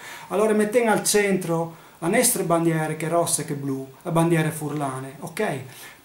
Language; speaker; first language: Italian; non-native, local second language; Friulian